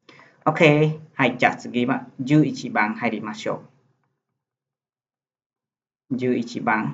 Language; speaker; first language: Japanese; non-native, fluent; Khmer